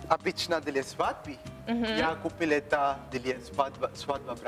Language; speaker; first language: Russian; non-native, learner; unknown